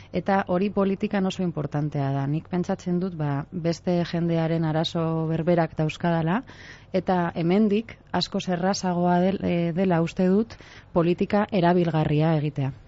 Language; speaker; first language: Basque; non-native, local second language; Spanish